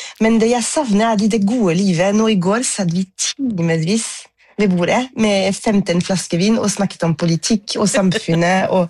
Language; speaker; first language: Norwegian; non-native, fluent; French